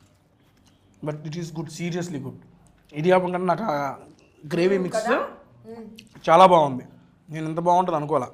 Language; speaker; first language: Telugu; native; Telugu